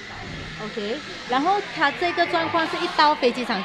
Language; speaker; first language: Chinese; native; Chinese